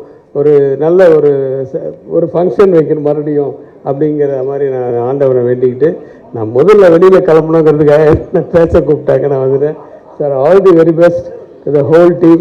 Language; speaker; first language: Tamil; native; Tamil